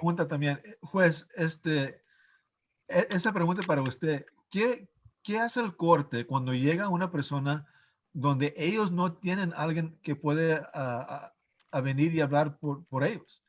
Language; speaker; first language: Spanish; early bilingual, heritage; English